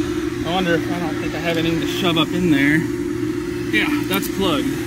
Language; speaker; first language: English; native; English